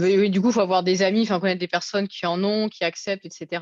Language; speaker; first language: French; native; French